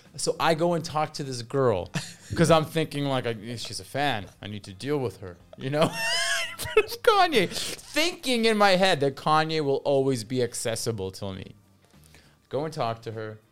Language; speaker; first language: English; early bilingual, other home language; Russian